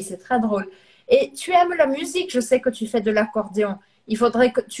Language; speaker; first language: French; non-native, fluent; Portuguese